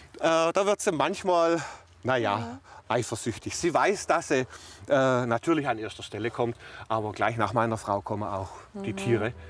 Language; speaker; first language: German; native; German